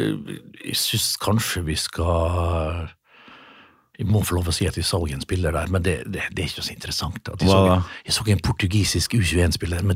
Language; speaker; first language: Norwegian; native; Norwegian